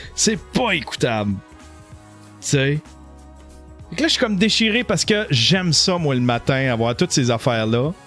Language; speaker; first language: French; native; French